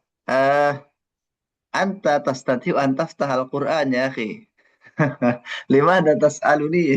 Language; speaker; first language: Arabic; non-native, fluent; Indonesian